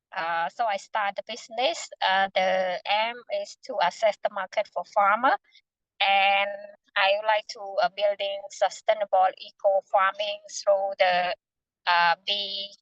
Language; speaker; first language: English; non-native, fluent; Khmer